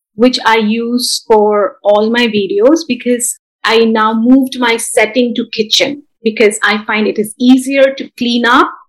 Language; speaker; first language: English; non-native, local second language; Bangla